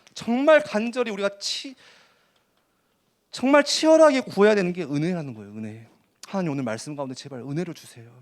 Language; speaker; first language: Korean; native; Korean